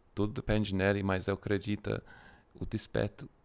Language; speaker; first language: Portuguese; non-native, fluent; English